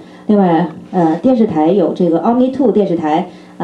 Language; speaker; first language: Chinese; native; Chinese